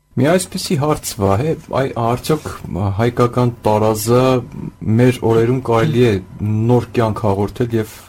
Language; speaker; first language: Armenian; native; Armenian